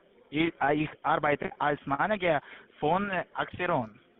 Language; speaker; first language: German; non-native, learner; Latvian